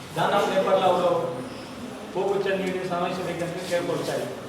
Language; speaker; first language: Kannada; non-native, local second language; Telugu